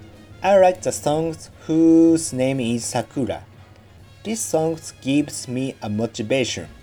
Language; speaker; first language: English; non-native, learner; Japanese